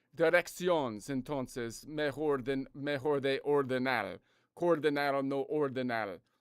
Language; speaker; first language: Spanish; non-native, learner; English